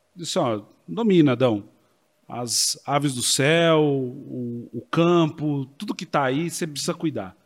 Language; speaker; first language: Portuguese; native; Portuguese